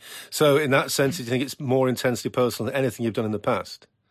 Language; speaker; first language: English; native; English